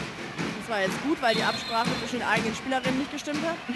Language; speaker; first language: German; native; German